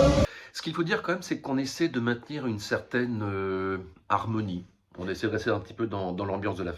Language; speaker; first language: French; native; French